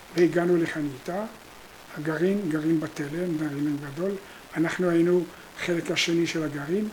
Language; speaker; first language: Hebrew; non-native, fluent; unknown